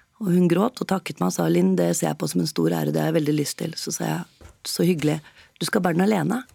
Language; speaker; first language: Norwegian; native; Norwegian